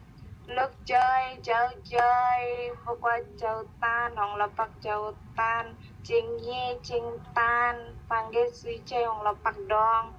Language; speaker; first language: Chinese; non-native, learner; Indonesian